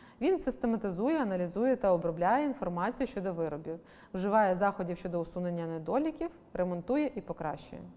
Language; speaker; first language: Ukrainian; native; Ukrainian